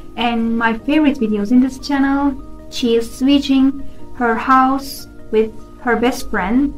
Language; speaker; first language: English; non-native, learner; Turkish